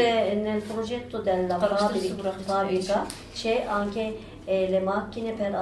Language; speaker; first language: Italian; non-native, learner; Turkish